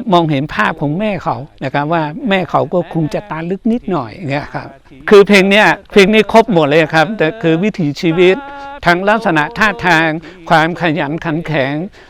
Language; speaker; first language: Thai; non-native, local second language; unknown